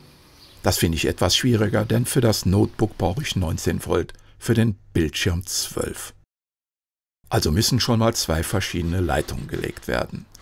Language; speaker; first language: German; native; German